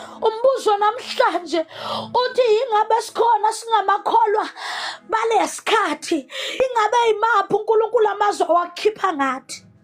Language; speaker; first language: Zulu; non-native, local second language; Southern Sotho